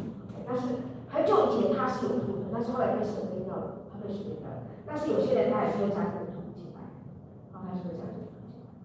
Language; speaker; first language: Chinese; native; Chinese